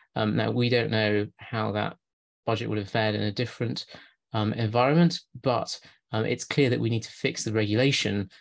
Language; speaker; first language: English; native; English